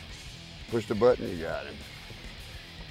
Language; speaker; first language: English; native; English